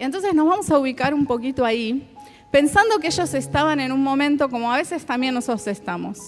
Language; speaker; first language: Spanish; native; Spanish